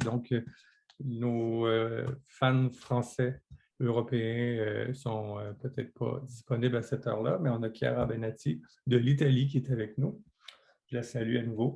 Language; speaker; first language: French; native; French